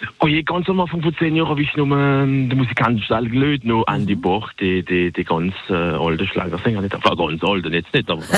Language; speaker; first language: German; non-native, local second language; French